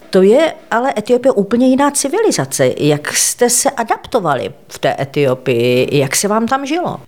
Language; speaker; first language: Czech; native; Czech